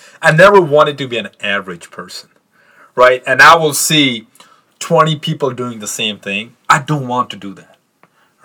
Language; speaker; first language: English; non-native, local second language; Punjabi